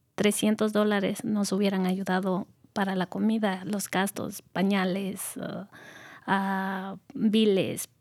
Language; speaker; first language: Spanish; native; Spanish